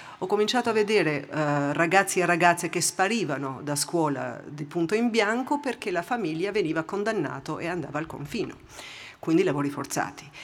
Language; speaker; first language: Italian; non-native, local second language; Albanian